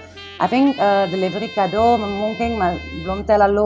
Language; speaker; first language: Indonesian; non-native, fluent; Dutch